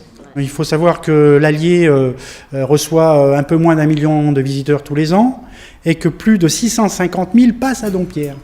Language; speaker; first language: French; native; French